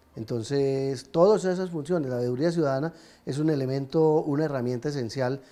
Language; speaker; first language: Spanish; native; Spanish